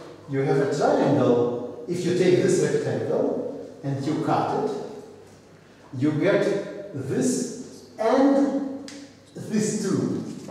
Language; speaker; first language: English; non-native, fluent; Russian